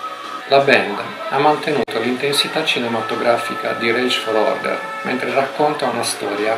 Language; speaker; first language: Italian; native; Italian